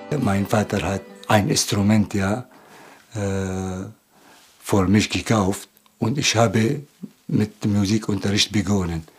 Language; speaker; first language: German; non-native, learner; Arabic